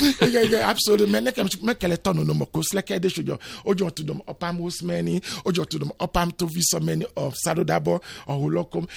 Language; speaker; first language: Hungarian; non-native, fluent; Yoruba